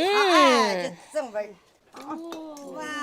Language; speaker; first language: Chinese; native; Chinese